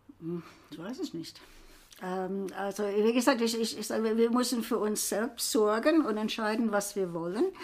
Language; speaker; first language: German; non-native, fluent; English